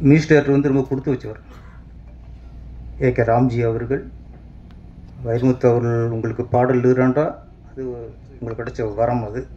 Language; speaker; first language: Tamil; native; Tamil